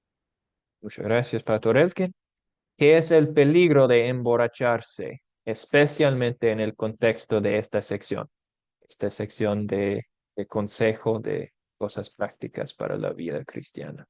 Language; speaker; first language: Spanish; non-native, fluent; English